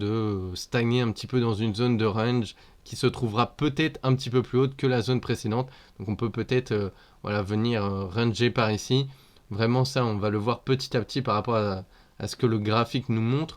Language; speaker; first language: French; native; French